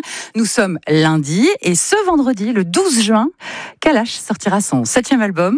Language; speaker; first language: French; native; French